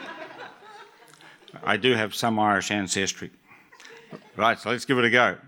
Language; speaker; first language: English; native; English